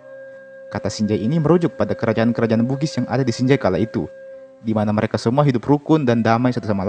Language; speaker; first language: Indonesian; native; Indonesian